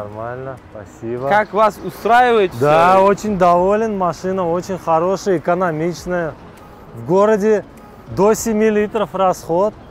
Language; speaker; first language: Russian; non-native, local second language; Uzbek